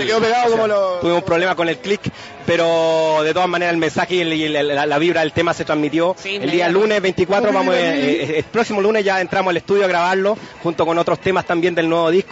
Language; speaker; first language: Spanish; native; Spanish